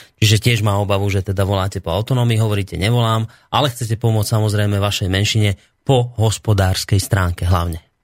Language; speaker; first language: Slovak; native; Slovak